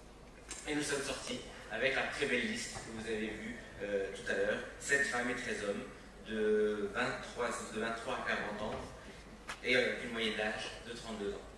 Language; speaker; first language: French; non-native, local second language; Arabic